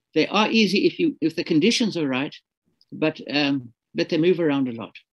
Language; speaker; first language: English; native; English